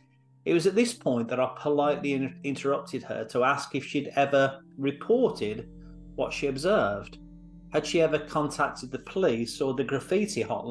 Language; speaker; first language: English; native; English